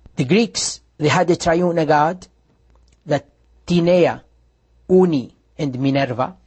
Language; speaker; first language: English; non-native, fluent; Arabic